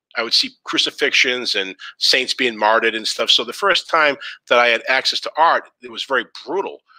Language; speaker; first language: English; native; English